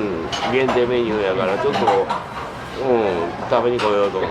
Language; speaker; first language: Japanese; native; Japanese